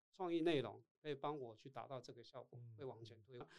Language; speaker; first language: Chinese; non-native, local second language; Min Nan Chinese